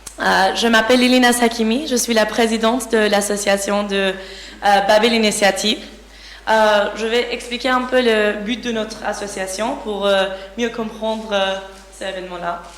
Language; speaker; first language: French; non-native, learner; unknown